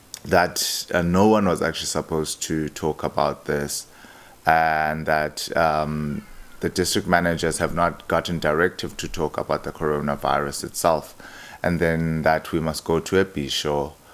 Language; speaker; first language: English; non-native, local second language; Xhosa